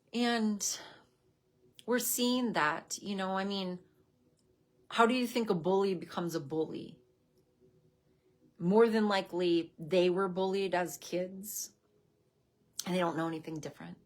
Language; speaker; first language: English; native; English